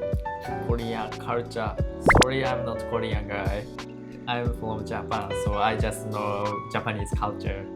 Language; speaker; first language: English; non-native, learner; Japanese